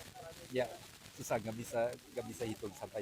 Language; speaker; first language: Indonesian; non-native, fluent; German